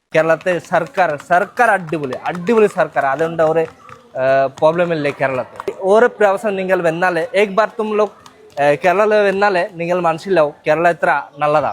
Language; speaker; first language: Malayalam; non-native, local second language; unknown